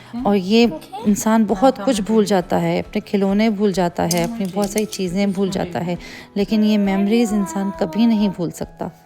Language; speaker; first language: Urdu; native; Urdu